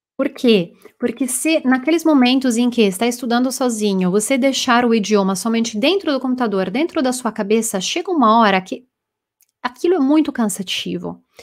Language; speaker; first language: Portuguese; non-native, fluent; Italian